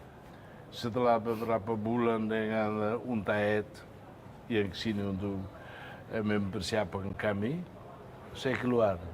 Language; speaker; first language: Indonesian; non-native, fluent; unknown